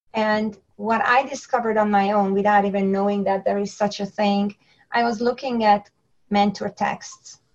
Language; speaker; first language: English; non-native, fluent; Hungarian